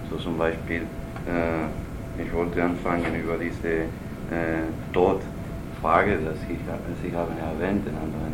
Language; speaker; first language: German; non-native, learner; Spanish